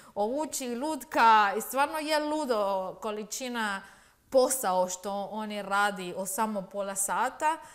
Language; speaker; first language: Croatian; non-native, learner; Spanish